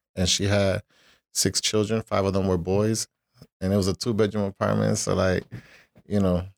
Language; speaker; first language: English; early bilingual, other home language; Spanish